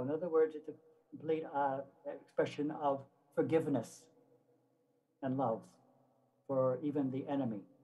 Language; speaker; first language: English; native; English